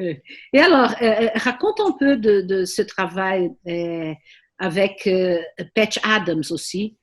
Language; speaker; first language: French; non-native, learner; Portuguese